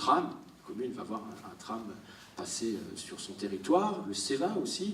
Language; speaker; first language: French; native; French